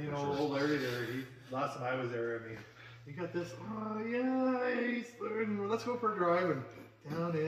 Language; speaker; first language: English; native; English